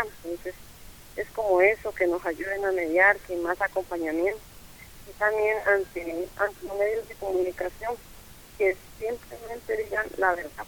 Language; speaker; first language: Spanish; native; Spanish